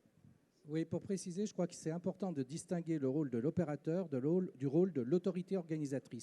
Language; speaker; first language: French; native; French